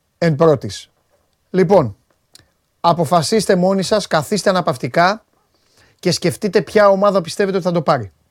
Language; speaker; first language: Greek; native; Greek